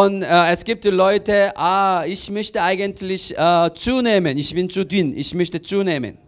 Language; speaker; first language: German; non-native, learner; Korean